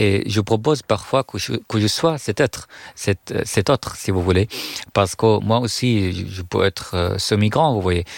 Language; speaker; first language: French; non-native, fluent; Arabic